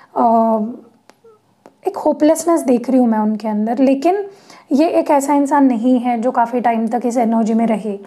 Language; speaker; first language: Hindi; non-native, local second language; Marathi